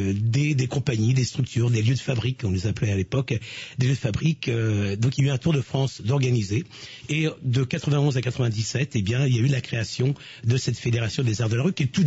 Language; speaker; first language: French; native; French